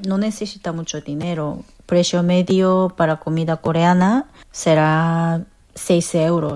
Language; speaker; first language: Spanish; non-native, fluent; Korean